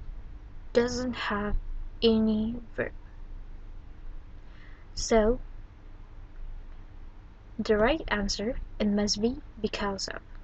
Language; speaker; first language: English; non-native, learner; Indonesian